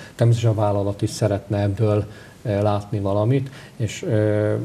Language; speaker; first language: Hungarian; native; Hungarian